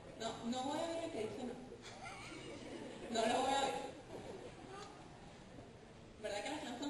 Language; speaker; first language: Spanish; native; Spanish